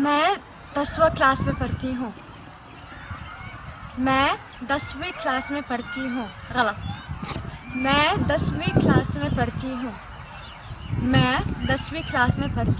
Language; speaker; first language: Hindi; non-native, learner; Arabic